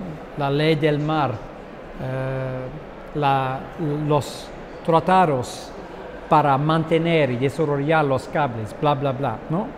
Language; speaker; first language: Spanish; non-native, fluent; English